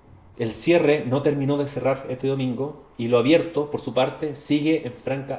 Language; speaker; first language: Spanish; native; Spanish